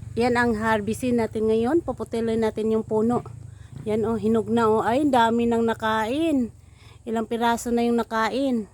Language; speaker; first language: Filipino; non-native, local second language; Cebuano